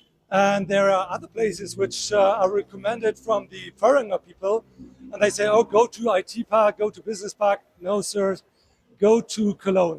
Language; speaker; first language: English; non-native, fluent; German